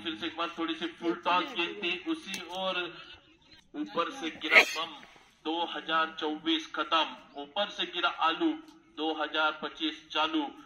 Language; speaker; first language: Hindi; non-native, local second language; Marathi